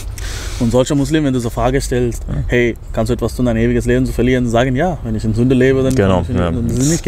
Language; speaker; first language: German; non-native, fluent; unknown